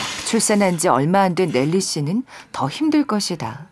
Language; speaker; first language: Korean; native; Korean